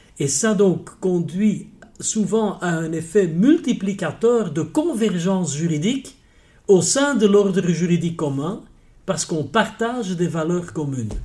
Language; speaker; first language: French; non-native, local second language; Dutch